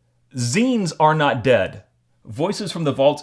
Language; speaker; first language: English; native; English